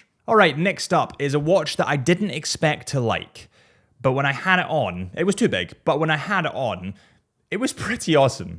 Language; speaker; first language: English; native; English